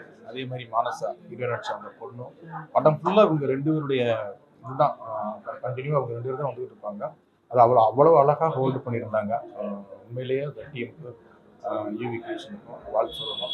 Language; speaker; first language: Tamil; native; Tamil